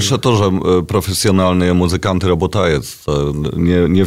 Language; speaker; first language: Russian; non-native, learner; Polish